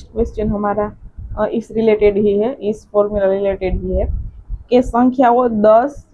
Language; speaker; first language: Hindi; non-native, local second language; Gujarati